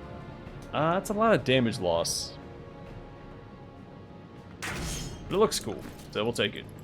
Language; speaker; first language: English; native; English